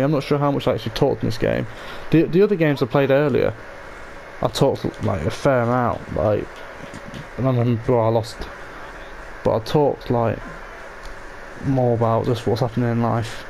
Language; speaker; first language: English; native; English